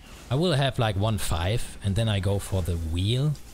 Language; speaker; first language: English; non-native, fluent; German